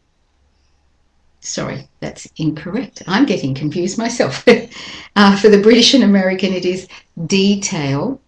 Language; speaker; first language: English; native; English